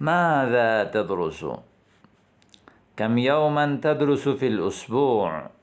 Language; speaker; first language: Arabic; non-native, fluent; Urdu